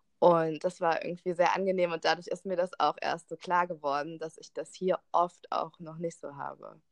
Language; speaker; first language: German; native; German